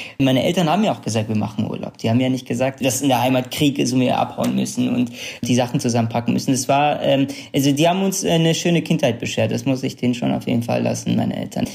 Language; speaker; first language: German; early bilingual, other home language; Kurdish